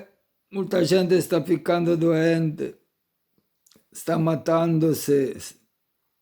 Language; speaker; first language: Portuguese; non-native, fluent; Italian